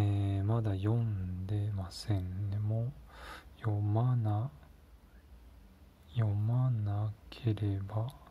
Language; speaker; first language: Japanese; non-native, learner; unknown